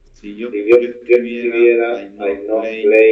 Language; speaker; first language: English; non-native, learner; Spanish